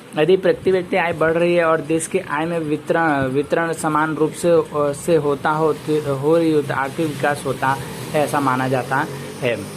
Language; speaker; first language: Hindi; non-native, local second language; Gujarati